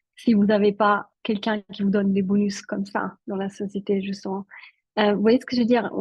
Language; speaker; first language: French; non-native, local second language; Italian